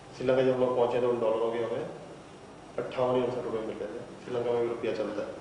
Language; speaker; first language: Urdu; native; Urdu